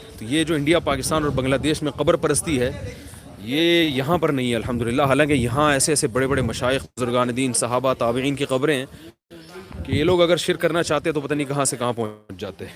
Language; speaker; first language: Urdu; native; Urdu